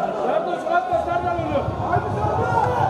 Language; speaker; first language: Turkish; native; Turkish